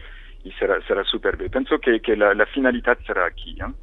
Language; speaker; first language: Catalan; non-native, fluent; French